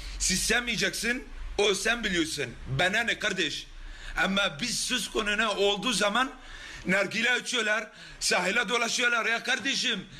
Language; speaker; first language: Turkish; non-native, learner; Arabic